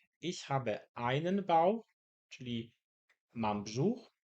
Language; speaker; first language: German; non-native, fluent; Polish